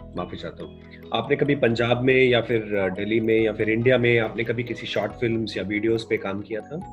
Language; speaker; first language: Hindi; native; Hindi